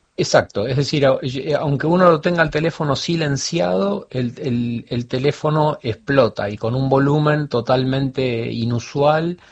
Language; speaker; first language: Spanish; native; Spanish